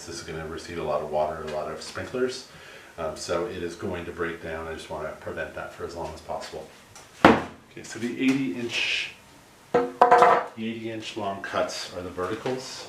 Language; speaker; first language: English; native; English